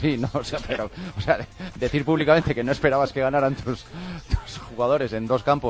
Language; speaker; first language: Spanish; native; Spanish